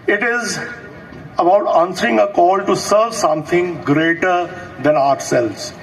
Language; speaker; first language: English; non-native, local second language; Punjabi